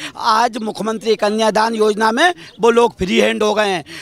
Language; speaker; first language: Hindi; native; Hindi